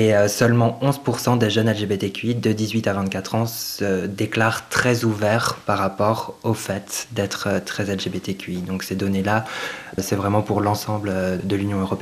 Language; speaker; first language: French; native; French